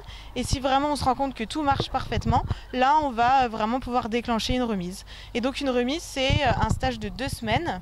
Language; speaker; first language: French; native; French